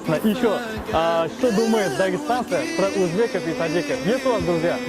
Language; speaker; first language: Russian; non-native, fluent; Uzbek